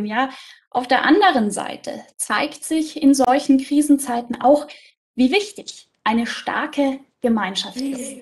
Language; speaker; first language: German; native; German